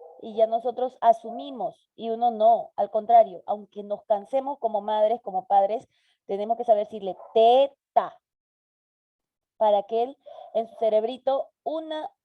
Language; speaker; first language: Spanish; native; Spanish